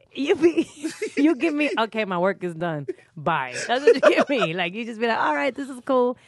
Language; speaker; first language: English; early bilingual, other home language; Spanish